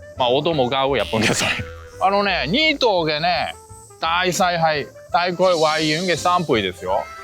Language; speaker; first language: Cantonese; non-native, fluent; Japanese